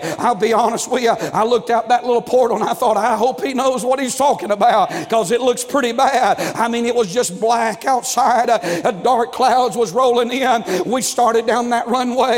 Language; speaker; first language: English; native; English